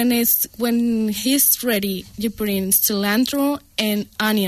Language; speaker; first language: English; non-native, learner; Spanish